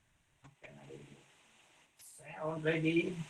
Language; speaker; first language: English; non-native, fluent; Vietnamese